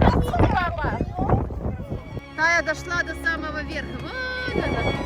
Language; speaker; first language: Russian; native; Russian